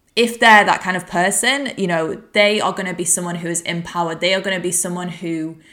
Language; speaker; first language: English; native; English